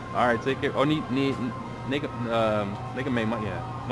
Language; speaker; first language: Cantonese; non-native, learner; English